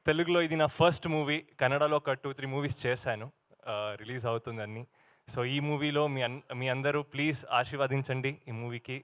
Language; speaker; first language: Telugu; non-native, learner; Kannada